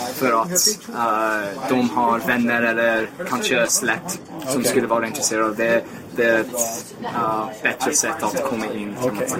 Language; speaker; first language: Swedish; non-native, fluent; English